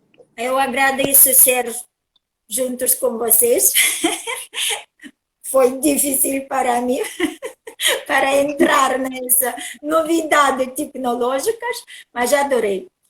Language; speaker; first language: Portuguese; non-native, learner; Russian